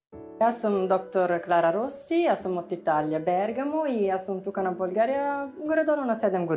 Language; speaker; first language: Bulgarian; non-native, learner; Italian